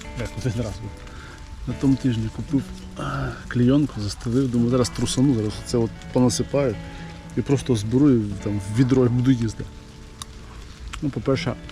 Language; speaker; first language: Ukrainian; non-native, local second language; Russian